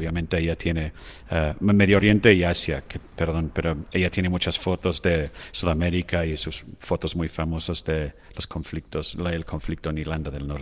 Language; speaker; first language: Spanish; non-native, fluent; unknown